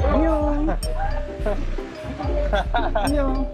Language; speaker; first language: Korean; native; Korean